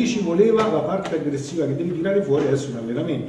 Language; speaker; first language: Italian; native; Italian